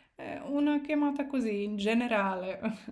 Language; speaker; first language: Italian; non-native, fluent; Ukrainian